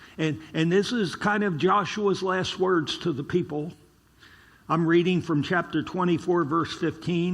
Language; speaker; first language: English; native; English